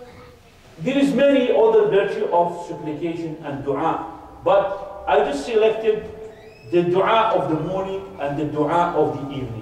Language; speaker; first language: English; non-native, fluent; Arabic